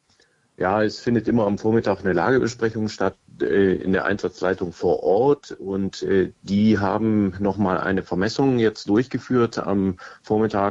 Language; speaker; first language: German; native; German